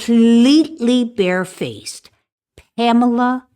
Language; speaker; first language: English; native; English